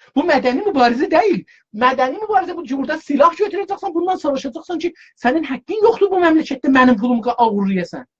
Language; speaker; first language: Azerbaijani; native; Azerbaijani